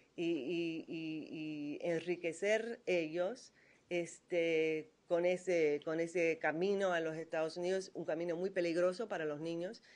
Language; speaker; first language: Spanish; non-native, fluent; English